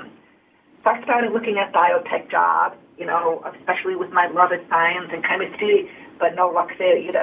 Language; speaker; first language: English; early bilingual, other home language; Hungarian